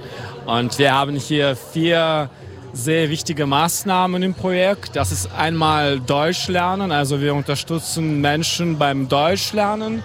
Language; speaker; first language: German; non-native, fluent; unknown